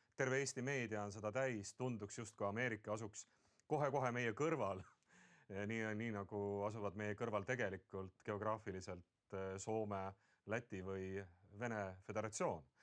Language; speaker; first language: Estonian; native; Estonian